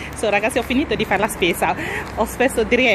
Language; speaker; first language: Italian; non-native, learner; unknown